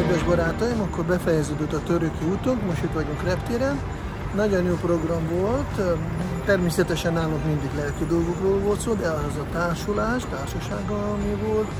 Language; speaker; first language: Hungarian; non-native, fluent; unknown